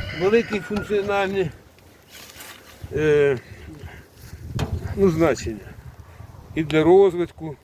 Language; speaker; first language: Ukrainian; native; Ukrainian